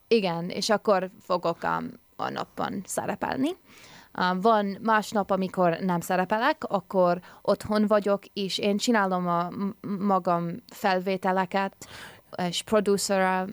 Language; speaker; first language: Hungarian; early bilingual, heritage; English